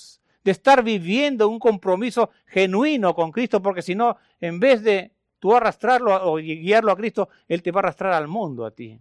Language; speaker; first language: Spanish; native; Spanish